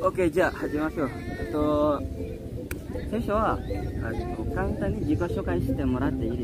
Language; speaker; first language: Japanese; non-native, learner; Indonesian